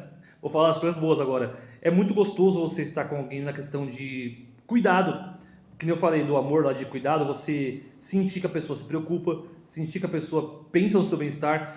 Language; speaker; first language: Portuguese; native; Portuguese